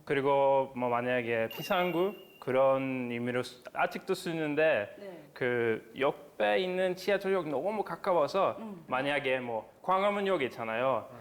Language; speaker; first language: Korean; non-native, fluent; Norwegian